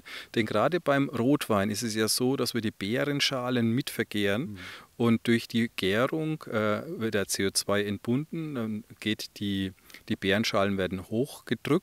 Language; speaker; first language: German; native; German